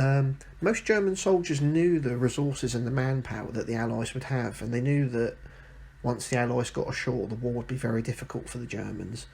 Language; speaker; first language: English; native; English